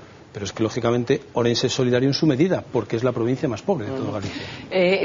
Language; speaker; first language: Spanish; native; Spanish